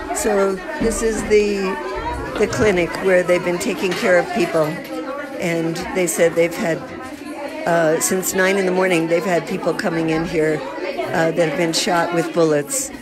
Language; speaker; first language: English; native; English